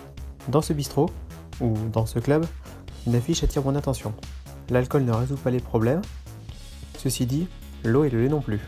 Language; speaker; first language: French; native; French